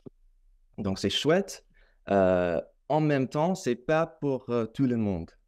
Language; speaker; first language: French; non-native, fluent; English